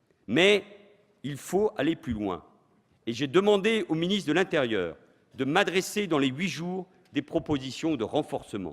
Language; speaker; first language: French; native; French